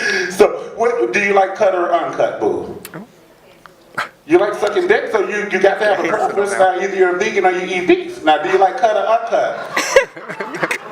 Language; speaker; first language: English; native; English